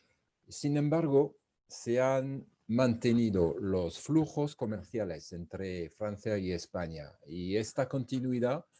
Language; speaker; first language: Spanish; non-native, fluent; French